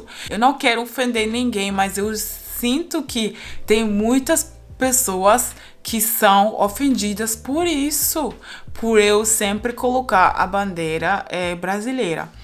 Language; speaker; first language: Portuguese; non-native, fluent; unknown